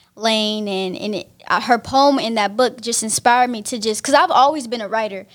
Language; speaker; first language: English; native; English